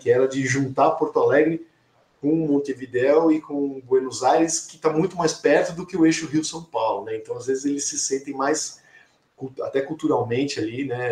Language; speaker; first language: Portuguese; native; Portuguese